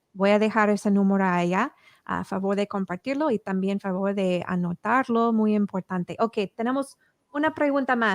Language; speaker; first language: Spanish; early bilingual, heritage; English